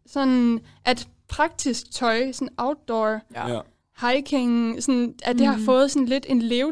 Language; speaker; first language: Danish; native; Danish